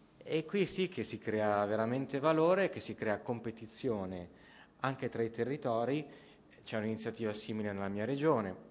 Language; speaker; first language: Italian; native; Italian